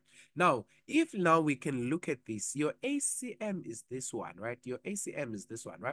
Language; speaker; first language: English; non-native, local second language; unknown